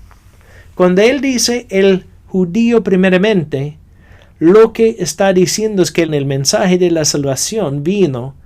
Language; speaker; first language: Spanish; non-native, fluent; English